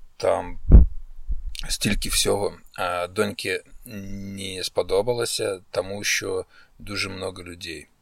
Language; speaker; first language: Ukrainian; non-native, local second language; Russian